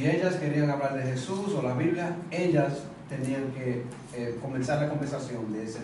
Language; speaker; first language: Spanish; native; Spanish